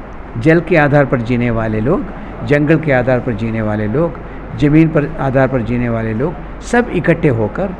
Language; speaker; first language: Hindi; native; Hindi